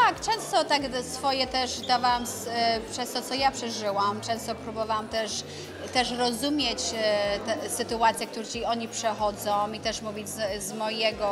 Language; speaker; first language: Polish; early bilingual, other home language; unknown